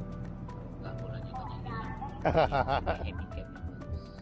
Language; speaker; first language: Indonesian; native; Indonesian